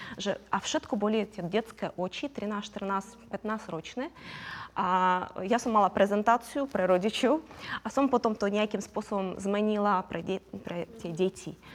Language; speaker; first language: Slovak; non-native, fluent; Ukrainian